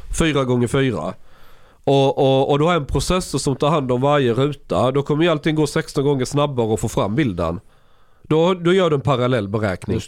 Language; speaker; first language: Swedish; native; Swedish